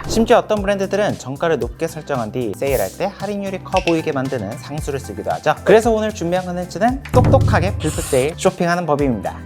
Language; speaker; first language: Korean; native; Korean